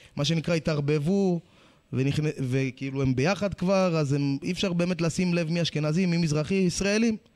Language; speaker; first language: Hebrew; early bilingual, other home language; Amharic